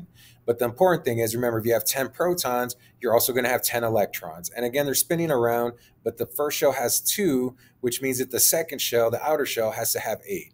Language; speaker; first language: English; native; English